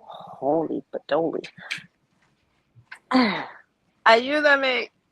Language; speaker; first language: Spanish; non-native, learner; English